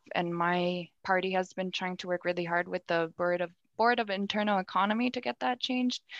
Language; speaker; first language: English; native; English